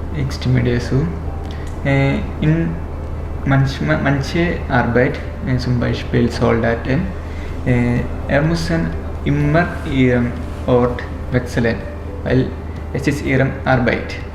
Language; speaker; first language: German; non-native, learner; Malayalam